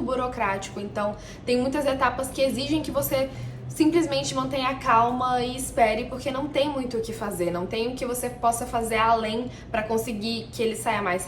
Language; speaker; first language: Portuguese; native; Portuguese